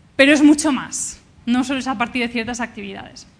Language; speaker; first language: Spanish; native; Spanish